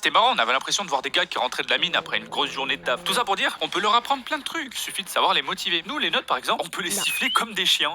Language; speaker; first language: French; native; French